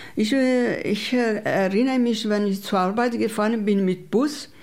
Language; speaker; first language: German; non-native, fluent; Italian